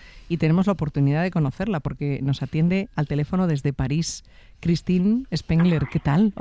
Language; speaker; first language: Spanish; native; Spanish